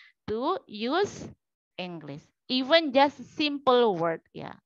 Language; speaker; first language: English; non-native, learner; Indonesian